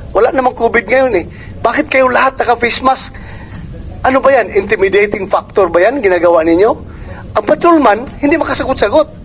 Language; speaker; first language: Filipino; non-native, local second language; Cebuano